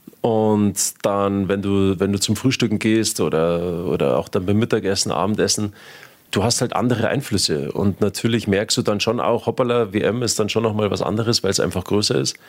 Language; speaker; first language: German; native; German